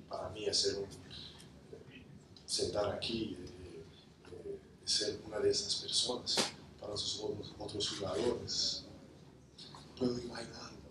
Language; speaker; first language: Spanish; non-native, learner; English